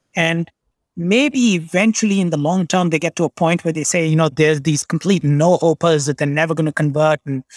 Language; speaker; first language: English; non-native, local second language; Bangla